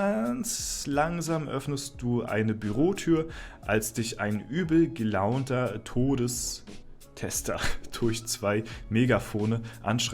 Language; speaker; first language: German; native; German